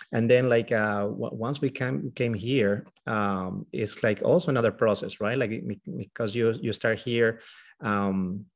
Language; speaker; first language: English; non-native, fluent; Spanish